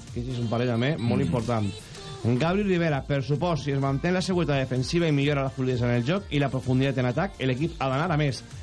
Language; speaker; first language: Catalan; native; Catalan